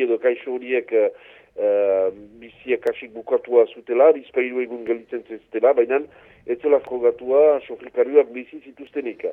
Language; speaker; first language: Basque; native; Basque